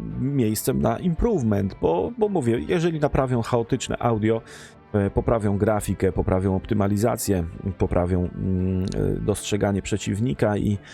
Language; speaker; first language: Polish; native; Polish